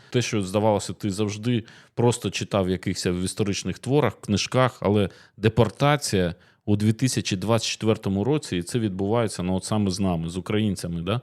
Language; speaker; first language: Ukrainian; native; Ukrainian